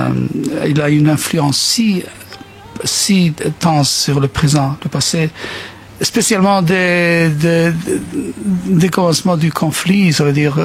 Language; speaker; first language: French; non-native, fluent; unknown